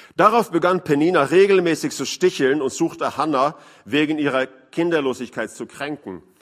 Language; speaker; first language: German; non-native, fluent; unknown